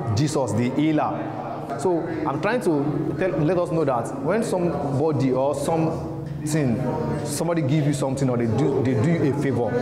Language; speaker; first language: English; non-native, local second language; Yoruba